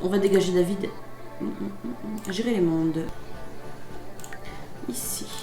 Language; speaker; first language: French; native; French